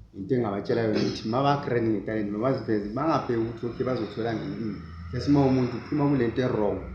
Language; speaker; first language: Zulu; native; Zulu